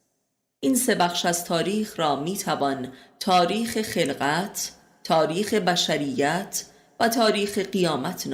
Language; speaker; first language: Persian; native; Persian